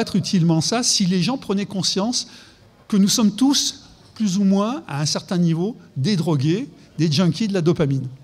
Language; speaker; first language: French; native; French